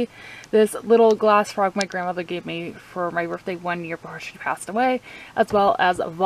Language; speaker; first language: English; native; English